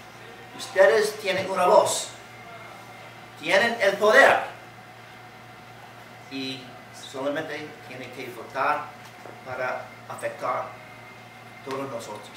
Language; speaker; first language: Spanish; non-native, learner; English